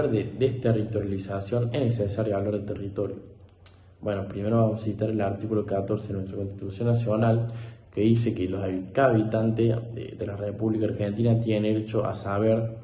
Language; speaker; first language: Spanish; native; Spanish